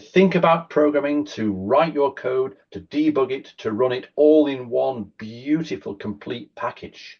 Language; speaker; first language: English; native; English